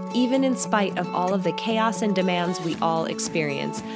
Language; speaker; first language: English; native; English